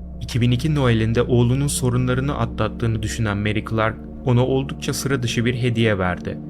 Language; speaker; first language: Turkish; native; Turkish